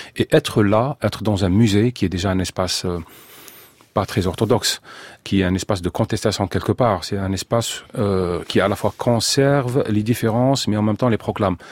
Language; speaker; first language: French; non-native, local second language; Arabic